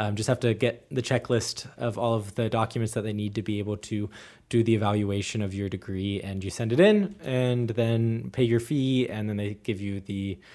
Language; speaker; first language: English; native; English